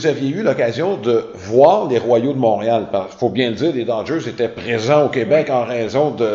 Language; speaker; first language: French; native; French